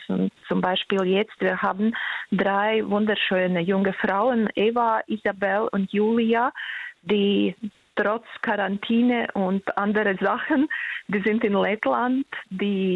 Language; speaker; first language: German; non-native, fluent; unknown